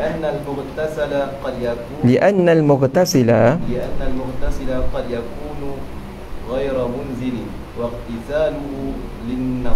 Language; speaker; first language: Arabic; non-native, learner; Malay